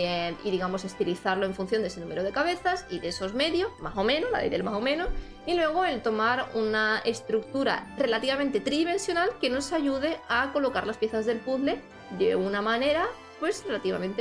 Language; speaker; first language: Spanish; native; Spanish